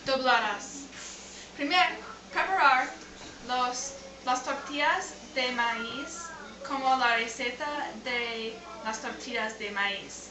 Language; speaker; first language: Spanish; non-native, learner; English